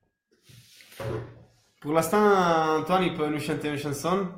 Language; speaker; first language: French; non-native, fluent; Italian